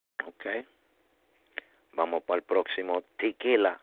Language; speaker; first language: Spanish; early bilingual, heritage; Spanish